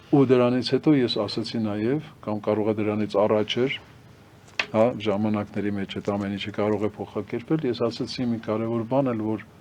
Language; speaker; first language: Armenian; native; Armenian